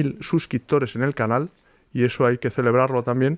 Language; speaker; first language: Spanish; native; Spanish